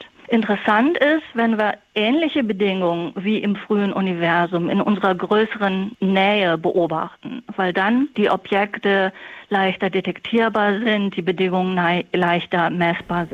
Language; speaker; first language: German; native; German